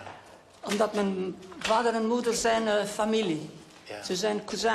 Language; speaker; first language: Dutch; non-native, local second language; French